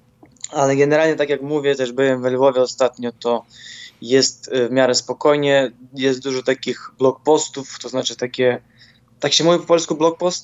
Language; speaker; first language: Polish; non-native, fluent; Ukrainian